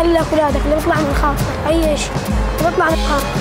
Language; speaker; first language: Arabic; native; Arabic